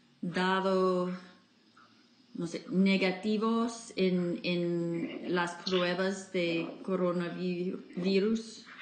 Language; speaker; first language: Spanish; non-native, fluent; English